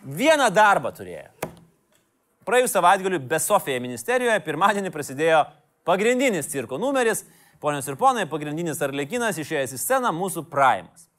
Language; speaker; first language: Lithuanian; native; Lithuanian